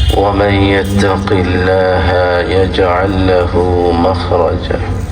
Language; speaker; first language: Arabic; non-native, fluent; Bangla